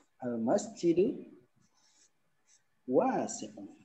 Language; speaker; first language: Arabic; non-native, fluent; Indonesian